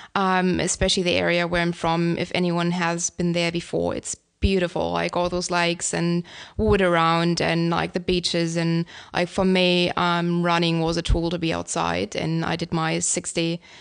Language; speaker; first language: English; non-native, fluent; German